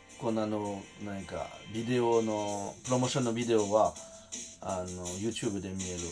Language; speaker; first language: Japanese; non-native, learner; French